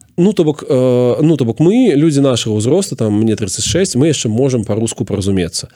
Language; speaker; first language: Belarusian; non-native, local second language; Russian